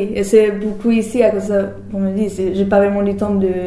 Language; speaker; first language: French; non-native, learner; German